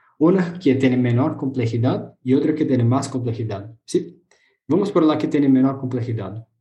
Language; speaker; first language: Spanish; non-native, fluent; Portuguese